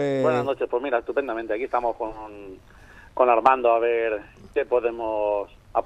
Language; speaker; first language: Spanish; native; Spanish